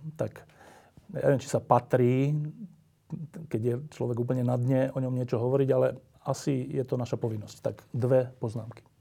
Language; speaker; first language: Slovak; native; Slovak